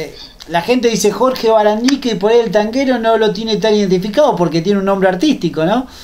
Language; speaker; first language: Spanish; native; Spanish